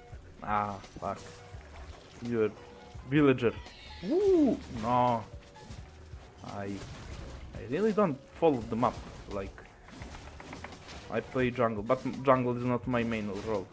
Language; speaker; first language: English; non-native, learner; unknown